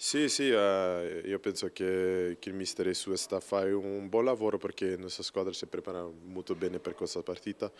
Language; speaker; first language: Italian; non-native, learner; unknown